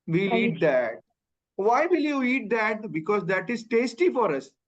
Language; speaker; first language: English; non-native, local second language; Malayalam